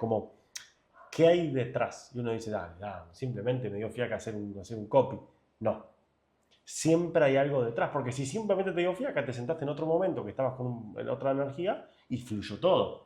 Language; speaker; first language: Spanish; native; Spanish